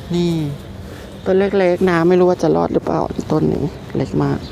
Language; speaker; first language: Thai; non-native, local second language; Northeastern Thai